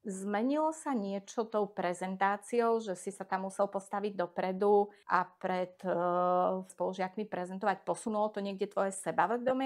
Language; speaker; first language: Slovak; native; Slovak